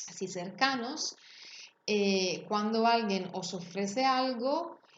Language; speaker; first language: Spanish; non-native, fluent; Italian